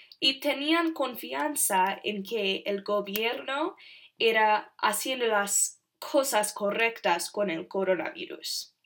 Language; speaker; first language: Spanish; non-native, learner; English